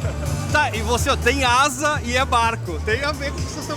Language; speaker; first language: Portuguese; native; Portuguese